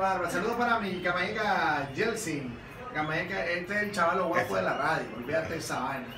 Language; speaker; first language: Spanish; native; Spanish